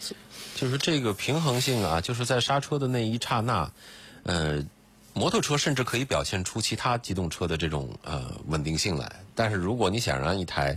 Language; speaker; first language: Chinese; native; Chinese